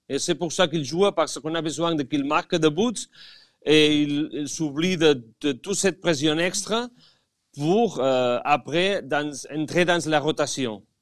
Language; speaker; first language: French; non-native, fluent; Spanish